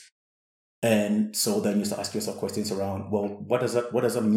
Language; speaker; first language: English; non-native, local second language; Akan